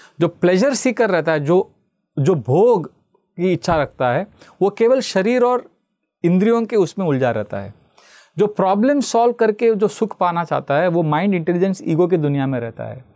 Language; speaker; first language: Hindi; non-native, local second language; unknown